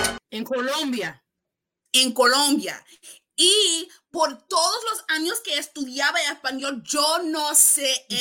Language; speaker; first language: Spanish; non-native, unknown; English